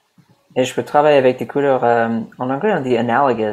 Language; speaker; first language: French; non-native, learner; English